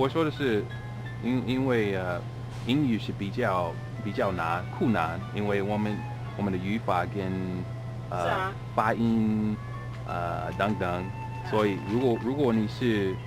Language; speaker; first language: Chinese; non-native, fluent; English